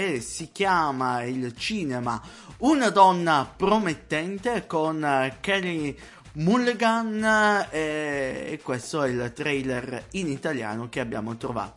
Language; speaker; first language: Italian; native; Italian